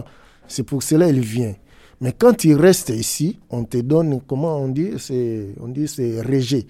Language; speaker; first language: French; non-native, learner; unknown